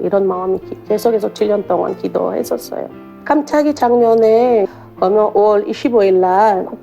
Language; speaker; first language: Korean; non-native, learner; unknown